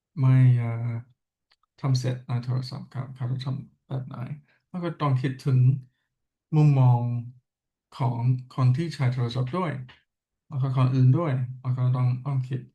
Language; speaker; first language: Thai; non-native, learner; English